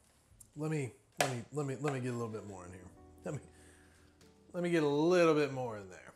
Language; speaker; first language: English; native; English